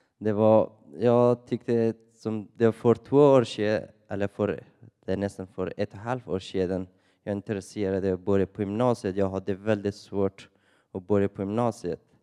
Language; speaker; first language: Swedish; non-native, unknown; Persian